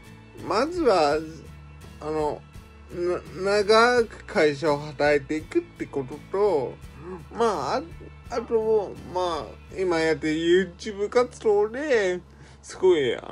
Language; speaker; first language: Japanese; native; Japanese